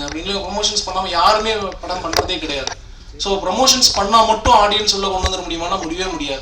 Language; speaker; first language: Tamil; native; Tamil